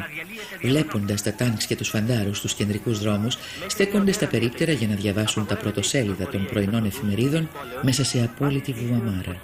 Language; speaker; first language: Greek; native; Greek